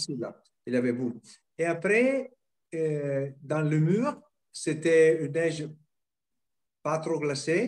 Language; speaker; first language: French; non-native, fluent; Italian